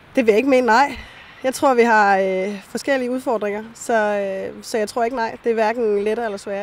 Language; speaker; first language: Danish; native; Danish